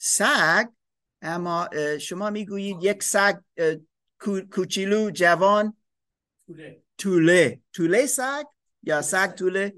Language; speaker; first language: Persian; non-native, learner; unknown